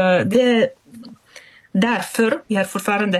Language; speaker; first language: Swedish; non-native, fluent; Russian